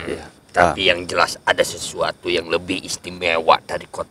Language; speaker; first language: Indonesian; native; Indonesian